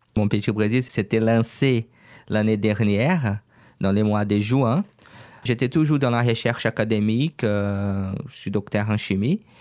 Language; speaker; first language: French; non-native, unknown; Portuguese